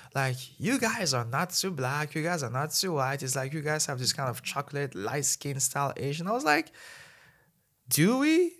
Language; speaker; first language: English; non-native, fluent; Malagasy